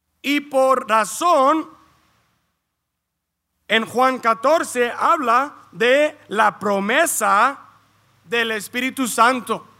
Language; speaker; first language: Spanish; early bilingual, heritage; Spanish